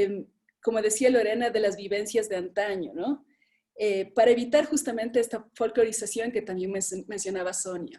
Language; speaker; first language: Spanish; native; Spanish